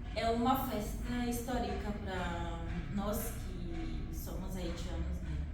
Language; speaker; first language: Portuguese; non-native, fluent; Haitian Creole